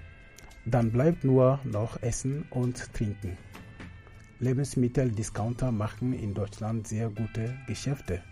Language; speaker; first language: German; non-native, fluent; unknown